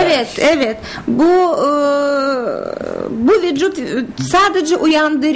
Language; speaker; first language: Turkish; non-native, learner; Russian